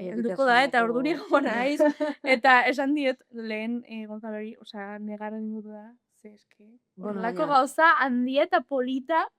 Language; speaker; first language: Basque; non-native, local second language; Spanish